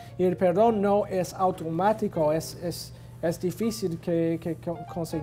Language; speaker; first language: Spanish; non-native, fluent; English